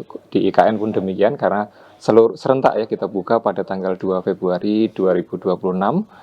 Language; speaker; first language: Indonesian; native; Indonesian